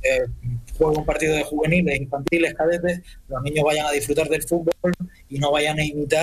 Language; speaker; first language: Spanish; native; Spanish